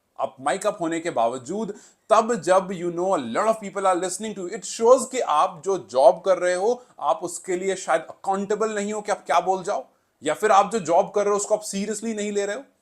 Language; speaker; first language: Hindi; native; Hindi